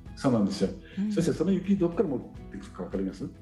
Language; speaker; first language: Japanese; native; Japanese